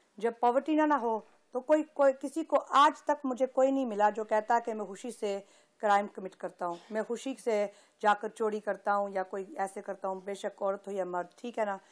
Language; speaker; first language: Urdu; early bilingual, heritage; Urdu